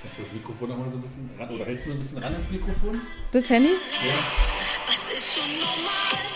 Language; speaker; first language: German; native; German